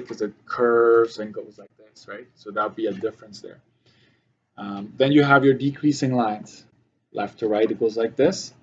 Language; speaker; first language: English; native; English